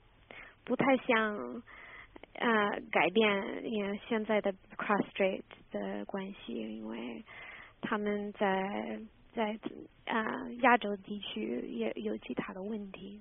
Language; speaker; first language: Chinese; non-native, fluent; English